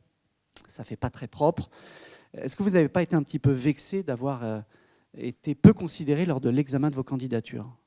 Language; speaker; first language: French; native; French